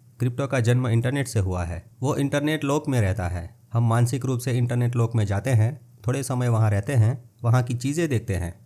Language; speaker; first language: Hindi; non-native, local second language; Gujarati